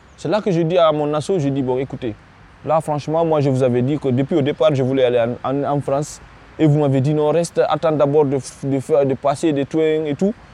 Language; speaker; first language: French; non-native, local second language; Fula